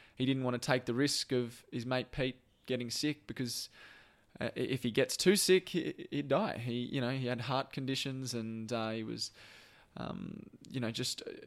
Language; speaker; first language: English; native; English